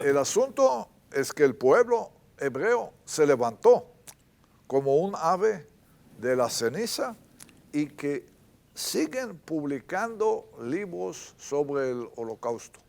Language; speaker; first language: Spanish; non-native, fluent; Hebrew